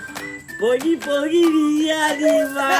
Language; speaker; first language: Filipino; non-native, learner; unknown